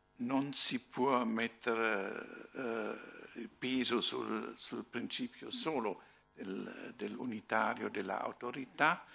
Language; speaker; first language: Italian; non-native, fluent; German